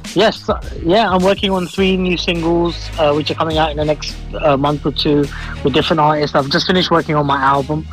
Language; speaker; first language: English; native; English